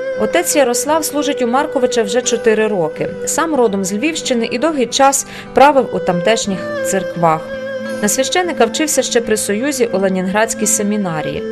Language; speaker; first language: Ukrainian; native; Ukrainian